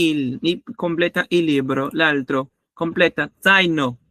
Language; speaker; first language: Italian; non-native, learner; Spanish